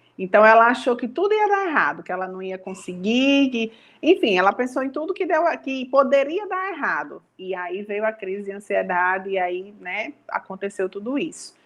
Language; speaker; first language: Portuguese; native; Portuguese